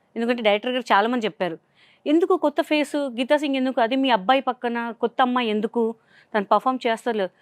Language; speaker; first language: Telugu; non-native, local second language; Hindi